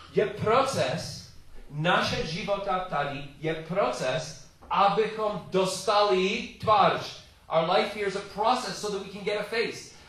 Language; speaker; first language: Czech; non-native, learner; English